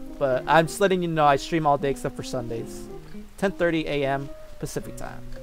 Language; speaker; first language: English; early bilingual, other home language; Spanish